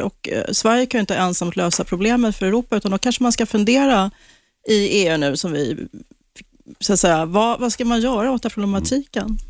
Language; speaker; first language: Swedish; native; Swedish